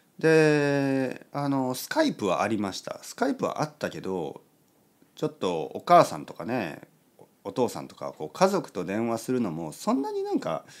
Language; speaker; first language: Japanese; native; Japanese